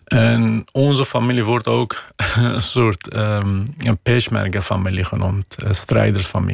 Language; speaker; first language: Dutch; non-native, fluent; Kurdish